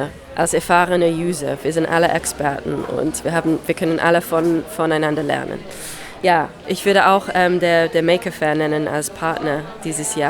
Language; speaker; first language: German; non-native, fluent; English